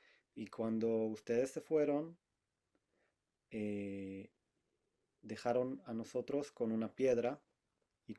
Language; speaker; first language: Spanish; non-native, fluent; Hebrew